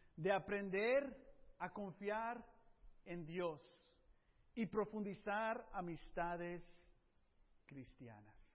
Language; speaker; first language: Spanish; early bilingual, heritage; Spanish